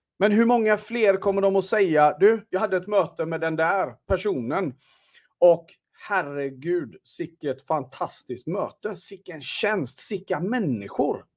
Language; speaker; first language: Swedish; native; Swedish